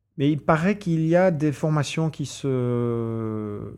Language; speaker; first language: French; non-native, fluent; English